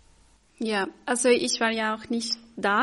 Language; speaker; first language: German; non-native, fluent; Spanish